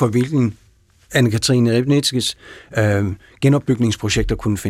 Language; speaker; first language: Danish; native; Danish